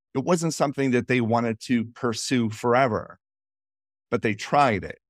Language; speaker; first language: English; native; English